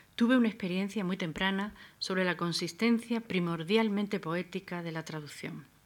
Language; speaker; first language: Spanish; native; Spanish